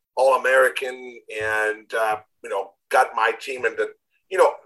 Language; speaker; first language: English; non-native, fluent; Spanish